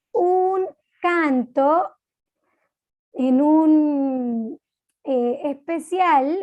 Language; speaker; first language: Spanish; native; Spanish